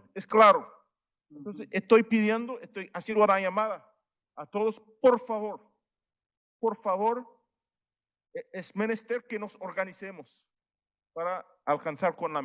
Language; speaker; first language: Spanish; non-native, fluent; Haitian Creole